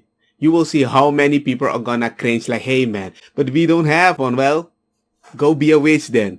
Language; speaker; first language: English; non-native, fluent; Spanish